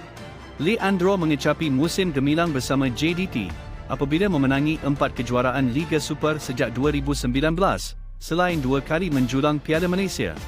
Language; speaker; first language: Malay; native; Malay